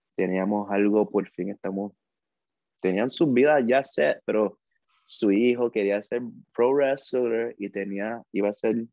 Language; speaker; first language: Spanish; early bilingual, heritage; Spanish